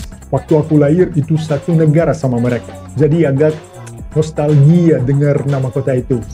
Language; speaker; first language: Indonesian; non-native, fluent; Russian